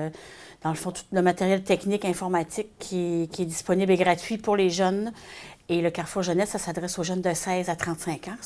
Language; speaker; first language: French; native; French